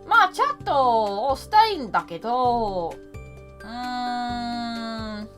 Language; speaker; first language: Japanese; non-native, learner; English